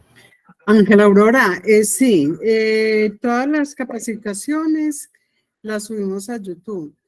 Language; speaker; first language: Spanish; native; Spanish